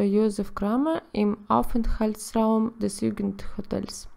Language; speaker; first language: German; non-native, learner; Russian